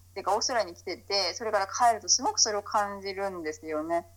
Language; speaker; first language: Japanese; native; Japanese